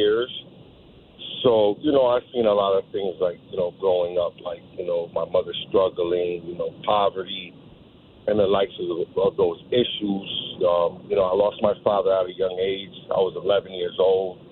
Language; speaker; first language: English; native; English